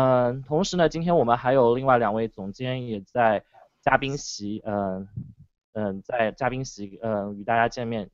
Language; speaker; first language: Chinese; native; Chinese